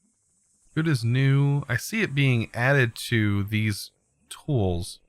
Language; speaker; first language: English; native; English